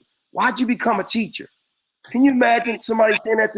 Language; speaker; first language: English; native; English